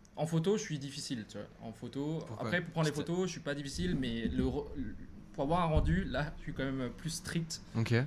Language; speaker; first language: French; non-native, fluent; Thai